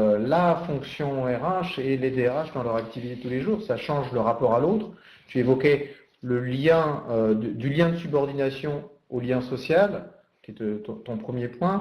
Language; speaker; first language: French; native; French